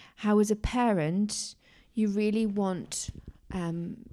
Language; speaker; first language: English; native; English